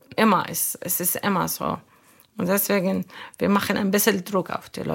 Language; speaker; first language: German; non-native, learner; Arabic